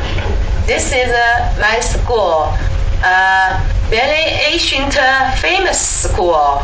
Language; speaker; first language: English; non-native, learner; Chinese